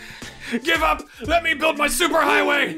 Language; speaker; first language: English; native; English